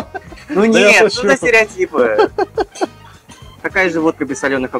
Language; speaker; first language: Russian; native; Russian